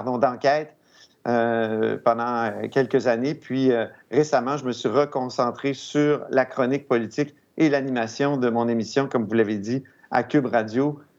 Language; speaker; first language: French; native; French